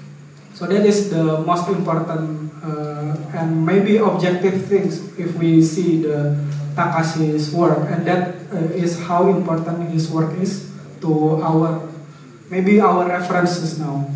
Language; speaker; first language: English; non-native, fluent; Indonesian